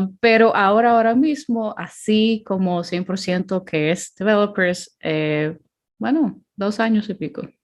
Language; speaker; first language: Spanish; non-native, fluent; Ukrainian